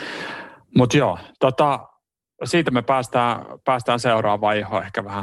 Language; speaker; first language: Finnish; native; Finnish